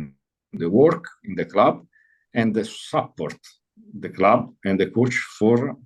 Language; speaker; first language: English; non-native, learner; Italian